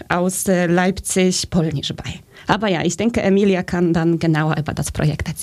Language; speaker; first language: German; early bilingual, other home language; Polish